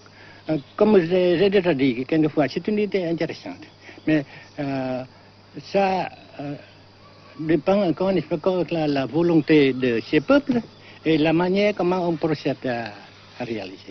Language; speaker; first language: French; non-native, local second language; Vietnamese